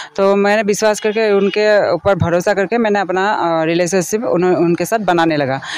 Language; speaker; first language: Hindi; non-native, local second language; Assamese